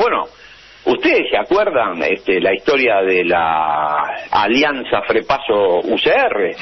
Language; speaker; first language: Spanish; native; Spanish